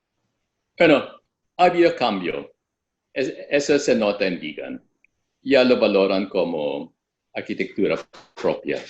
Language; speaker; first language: Spanish; non-native, fluent; Filipino